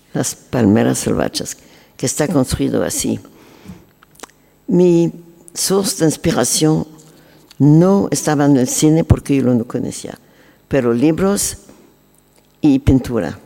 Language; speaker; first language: Spanish; non-native, learner; French